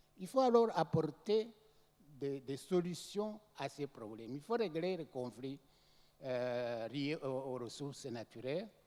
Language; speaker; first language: French; non-native, local second language; Rundi